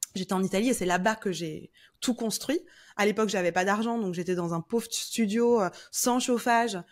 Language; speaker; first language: French; native; French